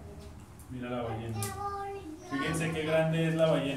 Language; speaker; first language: Spanish; native; Spanish